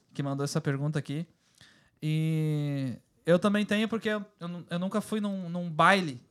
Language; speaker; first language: Portuguese; native; Portuguese